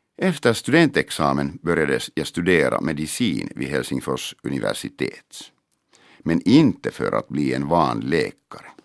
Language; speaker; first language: Swedish; non-native, local second language; Finnish